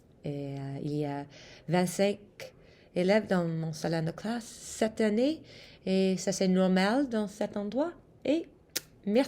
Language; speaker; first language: French; non-native, learner; English